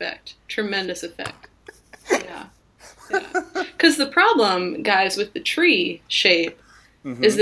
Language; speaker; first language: English; native; English